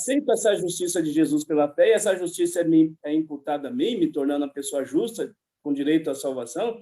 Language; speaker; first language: Portuguese; native; Portuguese